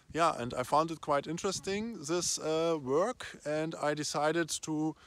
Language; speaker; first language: English; non-native, fluent; German